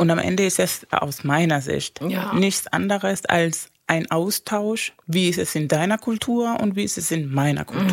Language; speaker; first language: German; non-native, fluent; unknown